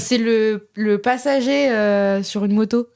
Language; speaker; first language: French; native; French